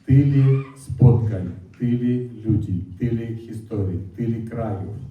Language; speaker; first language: Polish; non-native, learner; Russian